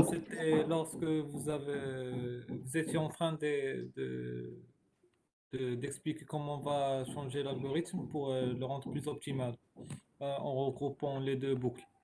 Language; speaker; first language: French; non-native, local second language; Arabic